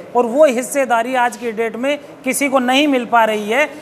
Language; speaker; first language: Hindi; native; Hindi